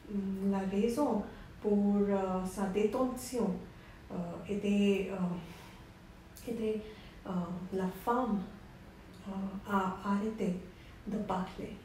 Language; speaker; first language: French; non-native, learner; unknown